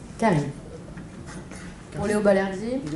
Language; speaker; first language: French; native; French